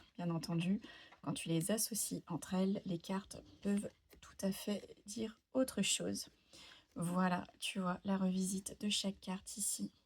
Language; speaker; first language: French; native; French